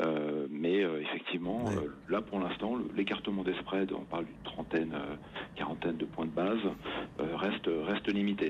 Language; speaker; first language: French; native; French